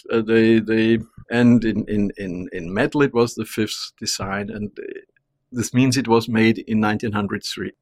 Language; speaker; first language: English; non-native, fluent; German